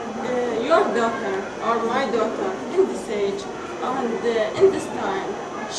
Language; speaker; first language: English; non-native, learner; Arabic